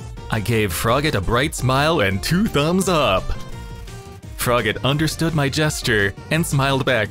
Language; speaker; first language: English; native; English